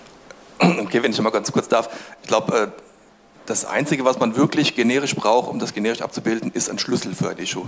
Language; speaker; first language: German; native; German